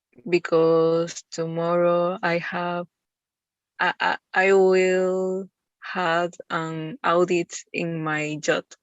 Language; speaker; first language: English; non-native, learner; Spanish